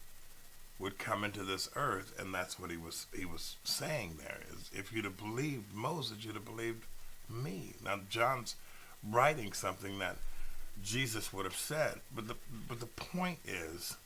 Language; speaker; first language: English; native; English